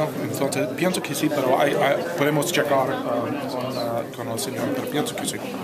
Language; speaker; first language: Spanish; non-native, fluent; English